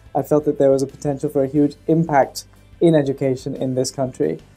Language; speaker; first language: English; native; English